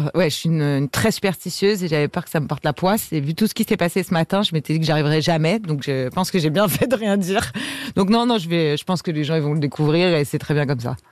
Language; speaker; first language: French; native; French